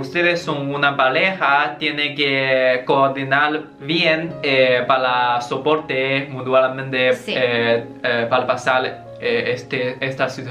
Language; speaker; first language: Spanish; non-native, learner; Chinese